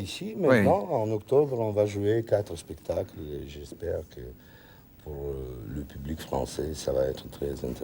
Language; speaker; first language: French; non-native, learner; Russian